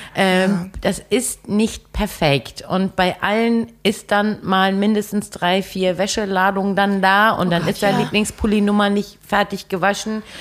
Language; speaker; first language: German; early bilingual, other home language; Turkish